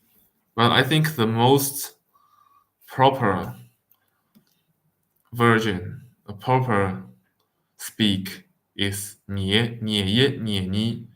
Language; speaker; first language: English; non-native, fluent; Wu Chinese